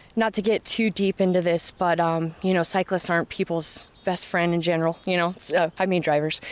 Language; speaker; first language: English; native; English